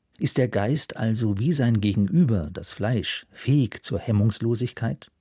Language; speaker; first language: German; native; German